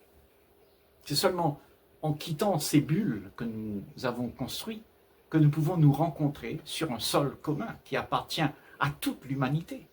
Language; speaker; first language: French; native; French